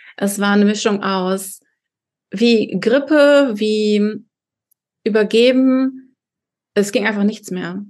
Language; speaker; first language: German; early bilingual, other home language; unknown